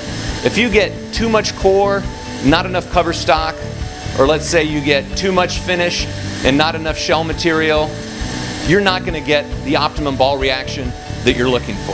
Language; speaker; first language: English; native; English